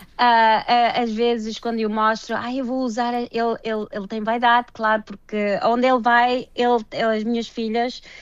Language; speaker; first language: Portuguese; early bilingual, heritage; Portuguese